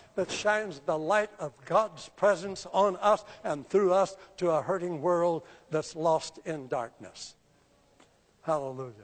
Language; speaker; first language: English; native; English